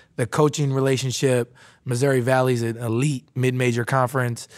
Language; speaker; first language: English; native; English